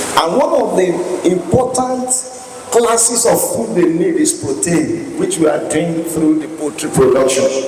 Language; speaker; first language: English; non-native, local second language; Yoruba